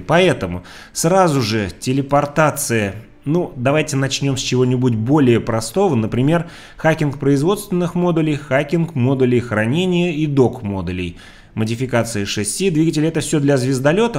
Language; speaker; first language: Russian; native; Russian